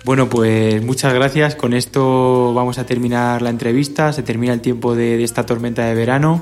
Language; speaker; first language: Spanish; native; Spanish